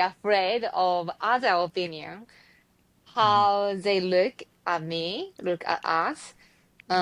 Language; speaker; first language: English; non-native, learner; Japanese